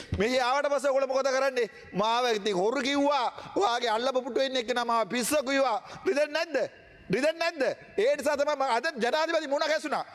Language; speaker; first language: Sinhala; non-native, local second language; Tamil